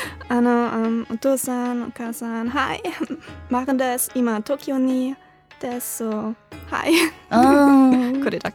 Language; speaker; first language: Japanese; non-native, learner; German